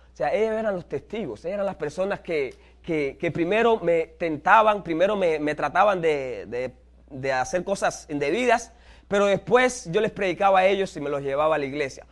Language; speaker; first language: Spanish; native; Spanish